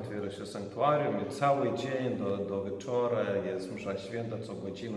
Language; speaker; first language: Polish; non-native, local second language; Lithuanian